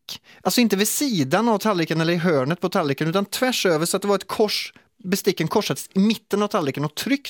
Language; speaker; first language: Swedish; native; Swedish